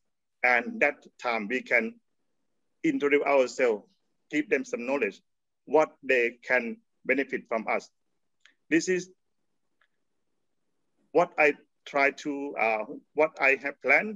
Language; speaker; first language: English; non-native, learner; Thai